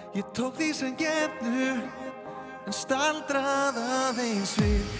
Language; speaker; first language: Icelandic; non-native, fluent; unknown